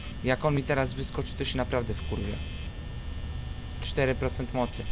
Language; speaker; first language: Polish; native; Polish